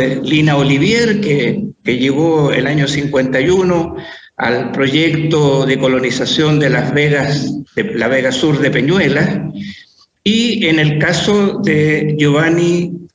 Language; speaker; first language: Spanish; native; Spanish